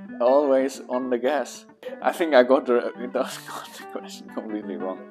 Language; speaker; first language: English; non-native, fluent; German